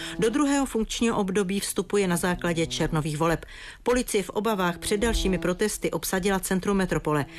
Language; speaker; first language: Czech; native; Czech